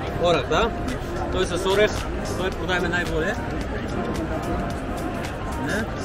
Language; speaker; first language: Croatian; non-native, learner; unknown